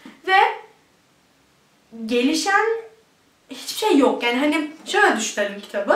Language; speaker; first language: Turkish; early bilingual, heritage; Turkish